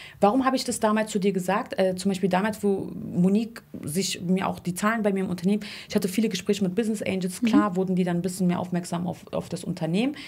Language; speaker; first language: German; early bilingual, other home language; Turkish